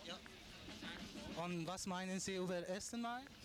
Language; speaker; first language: German; non-native, learner; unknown